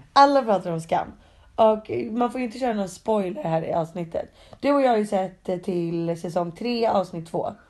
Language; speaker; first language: Swedish; early bilingual, other home language; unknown